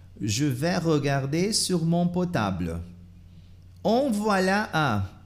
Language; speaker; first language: French; non-native, fluent; Portuguese